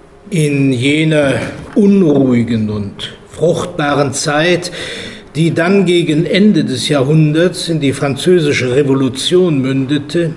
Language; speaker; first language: German; native; German